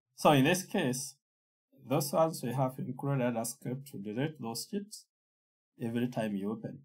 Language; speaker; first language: English; non-native, local second language; Kikuyu